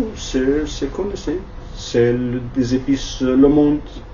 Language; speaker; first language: French; non-native, learner; Kurdish